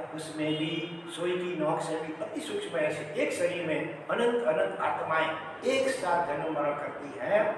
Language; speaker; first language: Hindi; non-native, local second language; Gujarati